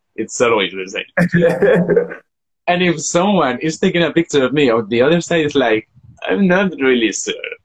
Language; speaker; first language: English; non-native, fluent; Spanish